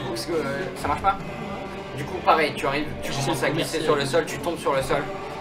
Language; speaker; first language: French; native; French